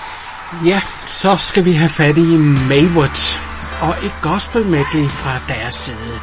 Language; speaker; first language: Danish; native; Danish